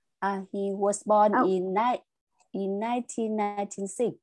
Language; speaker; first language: English; non-native, learner; Vietnamese